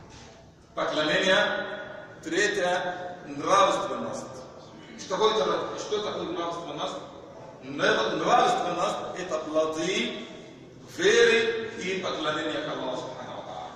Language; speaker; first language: Russian; non-native, fluent; Arabic